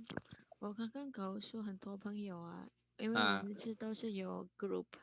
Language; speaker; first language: Chinese; non-native, learner; Indonesian